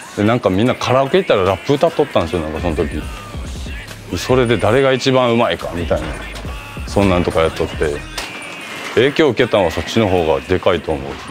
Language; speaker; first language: Japanese; early bilingual, other home language; Korean